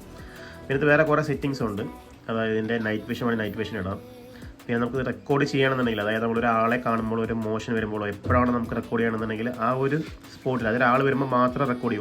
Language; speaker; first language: Malayalam; native; Malayalam